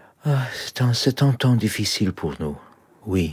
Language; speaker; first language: French; non-native, learner; Polish